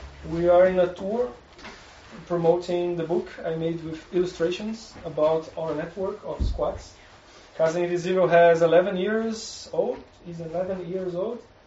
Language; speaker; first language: English; non-native, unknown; Portuguese